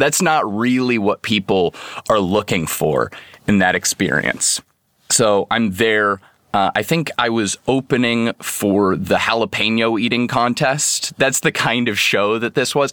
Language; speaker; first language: English; native; English